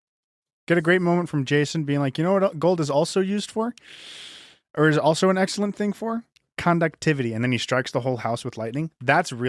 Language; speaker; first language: English; native; English